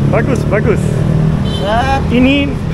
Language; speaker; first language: Indonesian; non-native, learner; German